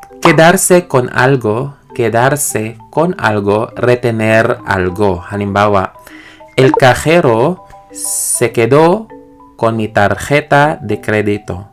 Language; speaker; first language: Spanish; non-native, learner; Filipino